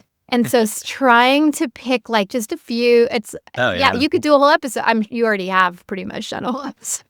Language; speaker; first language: English; native; English